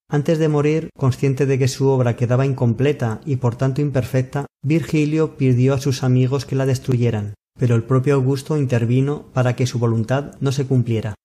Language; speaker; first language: Spanish; native; Spanish